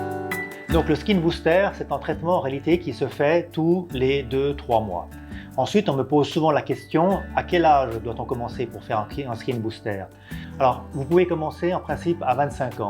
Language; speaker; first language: French; non-native, fluent; Italian